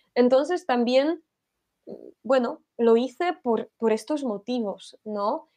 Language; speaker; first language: Spanish; non-native, fluent; Polish